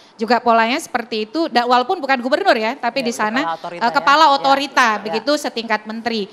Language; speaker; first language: Indonesian; native; Indonesian